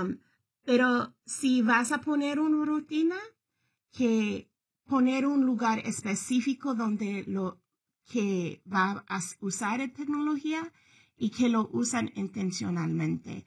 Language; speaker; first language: Spanish; early bilingual, heritage; Spanish